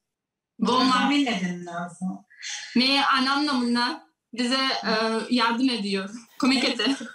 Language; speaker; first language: Turkish; non-native, learner; Russian